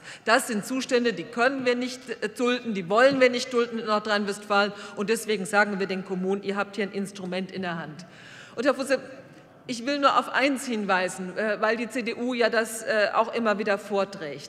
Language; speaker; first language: German; native; German